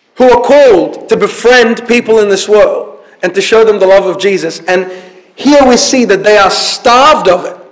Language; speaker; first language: English; early bilingual, other home language; Arabic